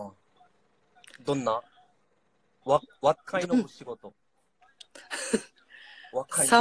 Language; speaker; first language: Japanese; non-native, learner; Korean